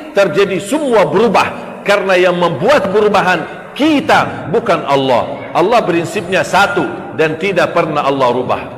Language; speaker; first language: Malay; non-native, fluent; Arabic